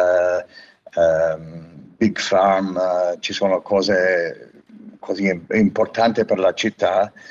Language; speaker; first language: Italian; non-native, fluent; English